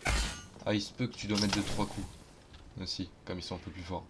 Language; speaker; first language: French; native; French